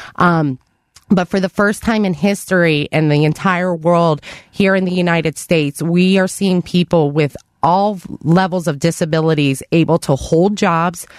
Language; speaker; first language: English; native; English